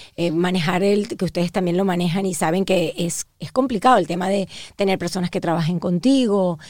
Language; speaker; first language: Spanish; native; Spanish